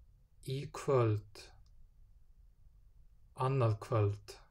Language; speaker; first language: Icelandic; non-native, fluent; English